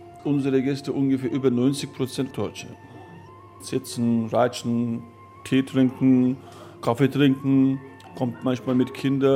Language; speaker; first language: German; non-native, learner; Turkish